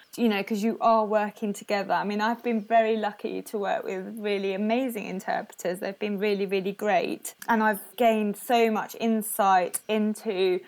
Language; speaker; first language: English; non-native, local second language; Spanish